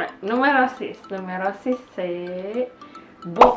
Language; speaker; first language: French; non-native, learner; Indonesian